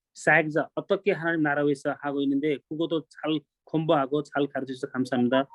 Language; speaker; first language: Korean; non-native, learner; Nepali